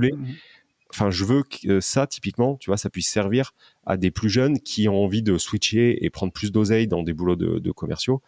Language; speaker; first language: French; native; French